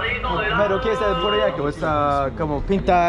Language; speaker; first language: Spanish; non-native, learner; English